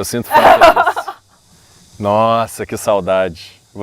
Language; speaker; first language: Portuguese; native; Portuguese